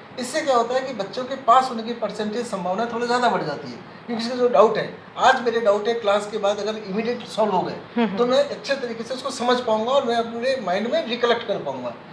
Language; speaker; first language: Hindi; native; Hindi